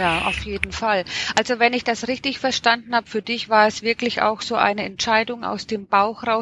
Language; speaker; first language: German; native; German